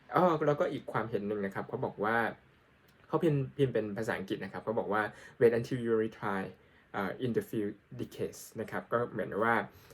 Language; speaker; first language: Thai; native; Thai